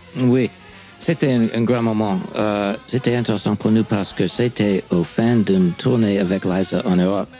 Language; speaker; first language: French; non-native, fluent; English